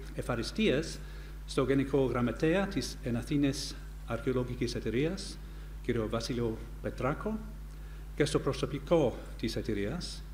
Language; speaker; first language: Greek; non-native, fluent; English